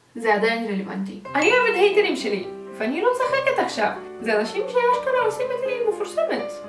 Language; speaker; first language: Hebrew; non-native, fluent; Russian